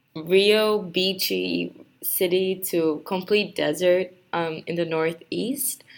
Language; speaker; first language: English; non-native, fluent; Portuguese